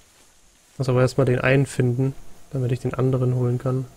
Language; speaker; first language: German; native; German